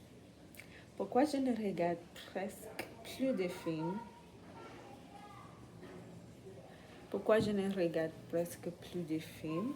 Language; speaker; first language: French; non-native, learner; English